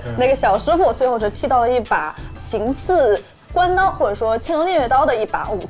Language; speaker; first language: Chinese; native; Chinese